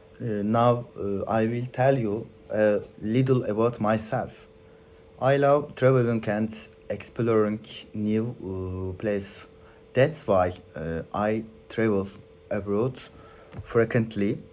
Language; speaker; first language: English; non-native, learner; Turkish